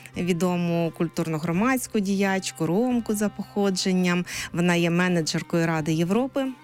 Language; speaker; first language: Ukrainian; native; Ukrainian